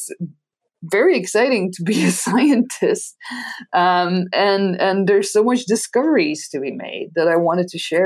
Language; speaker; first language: English; non-native, fluent; Dutch